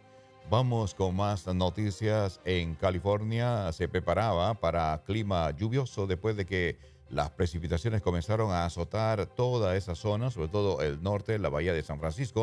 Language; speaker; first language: Spanish; native; Spanish